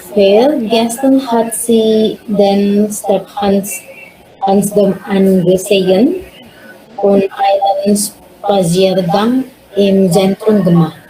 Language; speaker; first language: German; non-native, learner; Indonesian